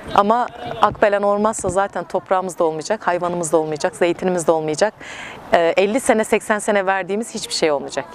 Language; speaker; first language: Turkish; native; Turkish